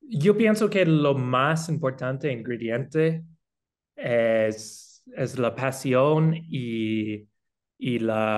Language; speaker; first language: Spanish; non-native, fluent; English